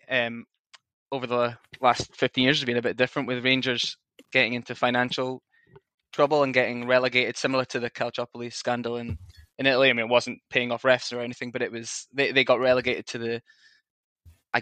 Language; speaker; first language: English; native; English